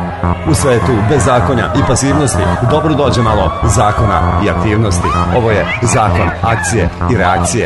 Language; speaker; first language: Serbian; native; Serbian